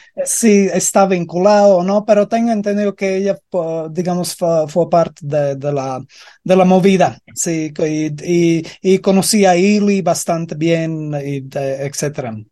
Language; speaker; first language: Spanish; non-native, fluent; Latvian